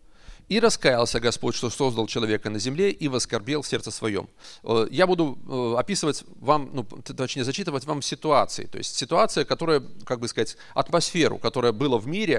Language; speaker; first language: Russian; native; Russian